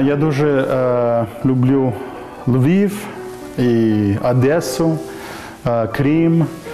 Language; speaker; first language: Ukrainian; non-native, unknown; English